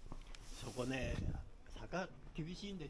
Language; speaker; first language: Japanese; native; Japanese